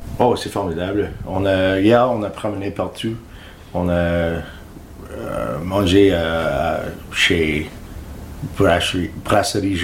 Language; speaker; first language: French; non-native, learner; English